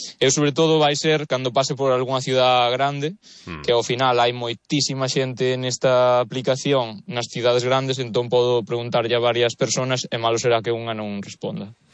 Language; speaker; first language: Galician; native; Galician